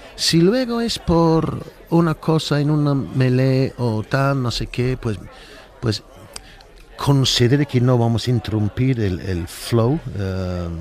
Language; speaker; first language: Spanish; non-native, fluent; English